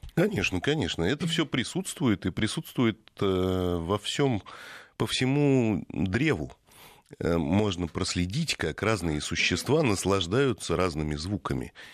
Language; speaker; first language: Russian; native; Russian